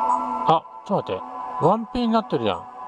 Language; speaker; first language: Japanese; native; Japanese